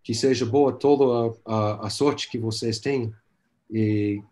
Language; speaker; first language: Portuguese; non-native, fluent; English